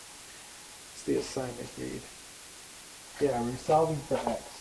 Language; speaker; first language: English; native; English